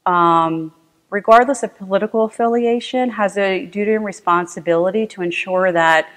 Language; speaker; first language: English; native; English